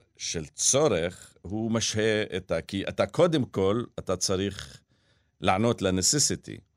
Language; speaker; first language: Hebrew; non-native, local second language; Arabic